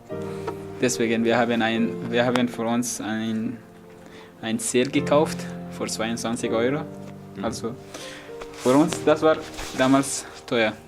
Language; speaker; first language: German; non-native, fluent; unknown